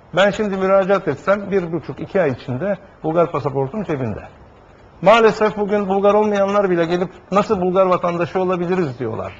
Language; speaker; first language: Turkish; native; Turkish